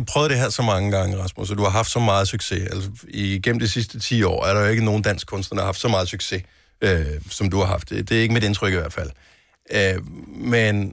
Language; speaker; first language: Danish; native; Danish